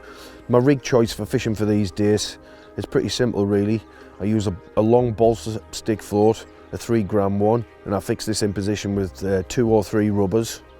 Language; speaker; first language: English; native; English